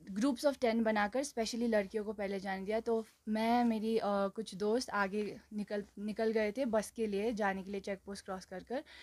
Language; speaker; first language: Hindi; non-native, local second language; Nepali